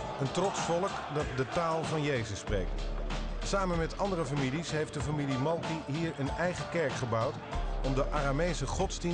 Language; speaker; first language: Dutch; native; Dutch